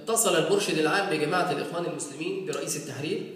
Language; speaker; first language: Arabic; native; Arabic